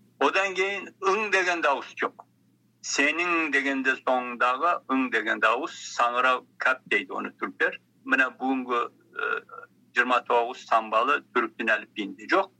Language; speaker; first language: Kazakh; early bilingual, heritage; Kazakh